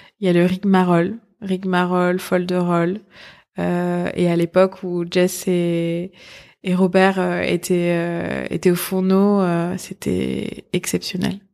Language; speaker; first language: French; early bilingual, other home language; Persian